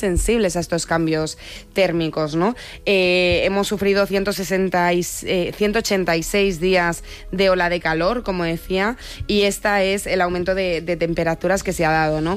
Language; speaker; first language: Spanish; native; Spanish